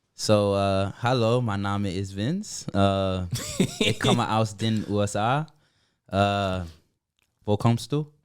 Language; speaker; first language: German; non-native, learner; English